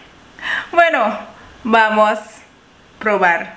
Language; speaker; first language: Spanish; non-native, learner; Indonesian